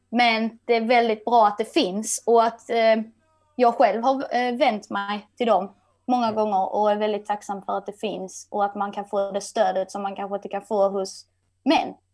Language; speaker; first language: Swedish; native; Swedish